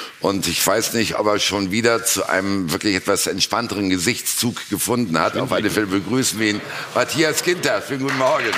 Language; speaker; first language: German; native; German